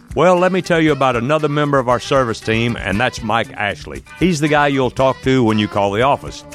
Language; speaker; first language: English; native; English